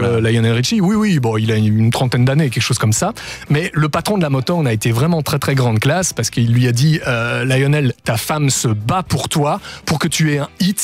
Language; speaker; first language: French; native; French